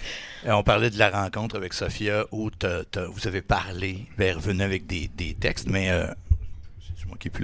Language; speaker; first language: French; native; French